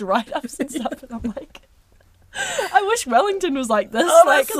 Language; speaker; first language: English; native; English